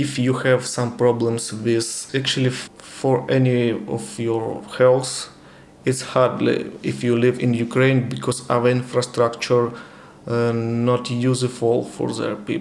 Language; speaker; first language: English; non-native, learner; Ukrainian